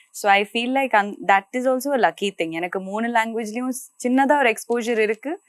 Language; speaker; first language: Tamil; non-native, local second language; Malayalam